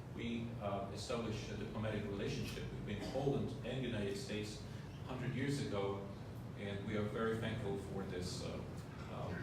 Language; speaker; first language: English; non-native, fluent; Polish